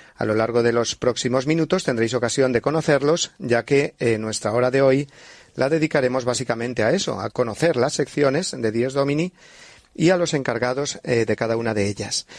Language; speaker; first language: Spanish; native; Spanish